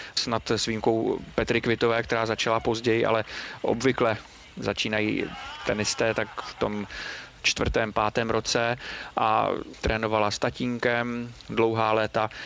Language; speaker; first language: Czech; native; Czech